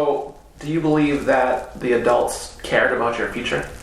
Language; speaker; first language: English; native; English